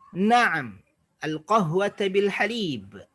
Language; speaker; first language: Arabic; non-native, fluent; Indonesian